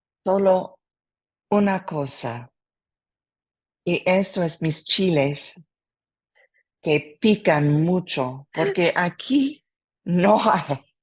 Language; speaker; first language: Spanish; non-native, learner; English